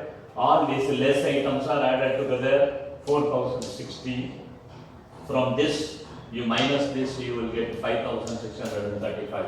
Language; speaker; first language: English; non-native, local second language; Tamil